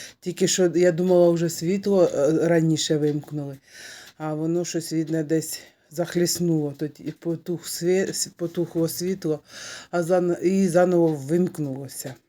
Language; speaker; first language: Ukrainian; non-native, local second language; Russian